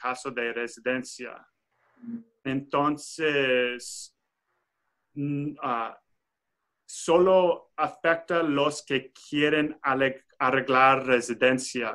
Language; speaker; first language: Spanish; non-native, fluent; English